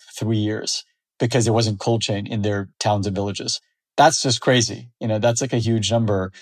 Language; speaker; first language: English; native; English